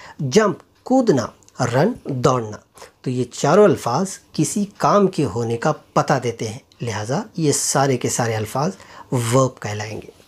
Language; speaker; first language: Urdu; native; Urdu